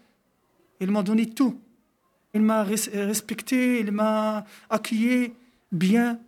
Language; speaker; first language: French; non-native, local second language; Arabic